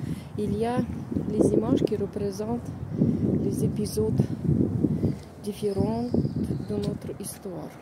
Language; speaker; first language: French; non-native, fluent; Russian